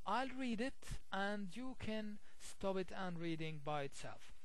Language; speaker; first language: English; non-native, fluent; Arabic